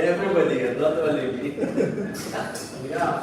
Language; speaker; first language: English; non-native, local second language; Filipino